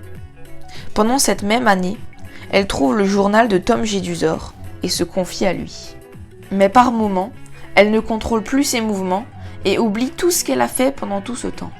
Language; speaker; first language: French; native; French